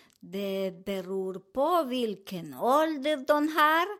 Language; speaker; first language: Swedish; non-native, learner; Spanish